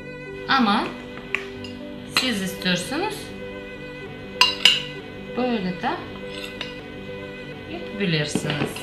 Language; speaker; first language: Turkish; non-native, learner; Russian